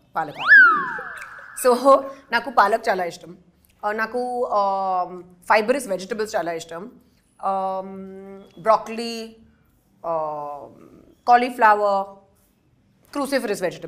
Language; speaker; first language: Telugu; non-native, learner; Hindi